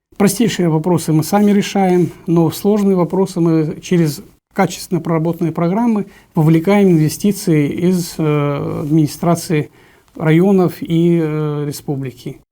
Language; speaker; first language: Russian; non-native, local second language; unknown